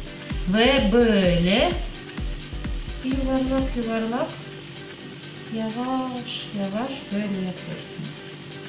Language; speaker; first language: Turkish; non-native, learner; Russian